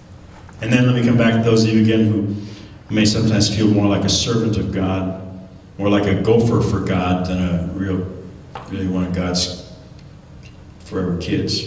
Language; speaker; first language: English; native; English